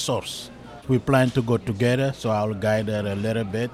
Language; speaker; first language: English; non-native, fluent; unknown